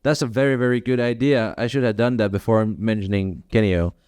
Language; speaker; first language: English; non-native, fluent; Danish